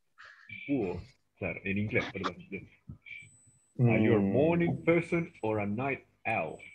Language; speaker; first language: English; non-native, fluent; Spanish